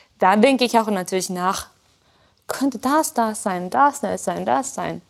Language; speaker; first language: German; non-native, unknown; Japanese